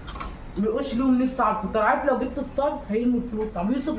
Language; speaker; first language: Arabic; native; Arabic